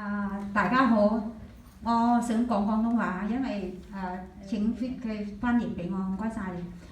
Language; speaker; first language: Cantonese; non-native, fluent; Thai